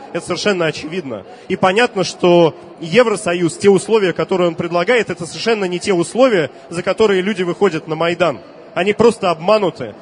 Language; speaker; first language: Russian; native; Russian